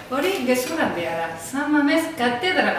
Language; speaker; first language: Basque; non-native, learner; Spanish